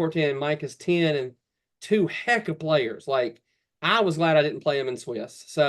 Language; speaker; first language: English; native; English